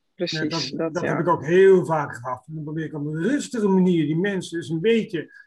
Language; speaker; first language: Dutch; native; Dutch